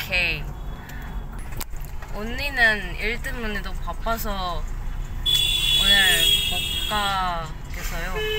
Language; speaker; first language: Korean; non-native, learner; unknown